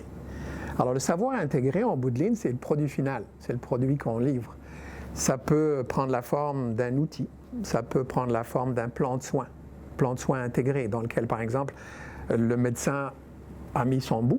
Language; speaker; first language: French; native; French